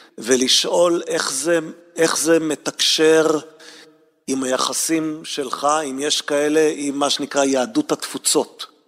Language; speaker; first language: Hebrew; native; Hebrew